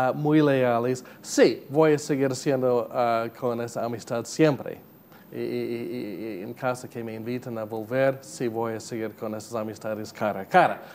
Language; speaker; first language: Spanish; non-native, fluent; English